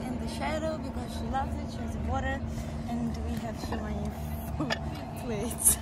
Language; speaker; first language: English; non-native, fluent; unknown